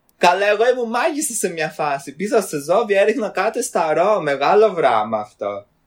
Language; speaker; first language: Greek; early bilingual, other home language; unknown